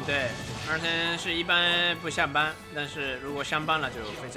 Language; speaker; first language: Chinese; non-native, fluent; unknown